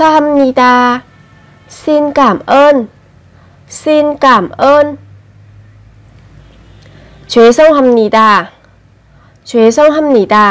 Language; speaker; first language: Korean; non-native, fluent; Vietnamese